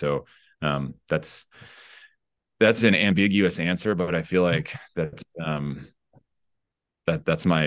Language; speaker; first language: English; native; English